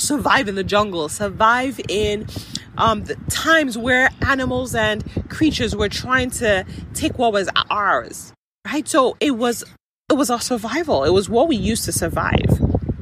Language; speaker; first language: English; non-native, local second language; Yoruba